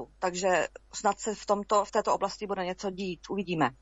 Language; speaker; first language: Czech; native; Czech